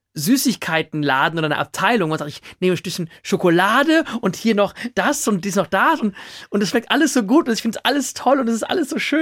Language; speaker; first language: German; native; German